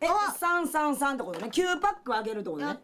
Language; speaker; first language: Japanese; native; Japanese